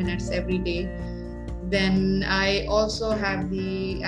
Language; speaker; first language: English; non-native, local second language; Urdu